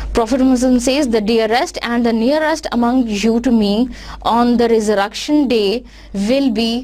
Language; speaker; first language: English; non-native, local second language; Urdu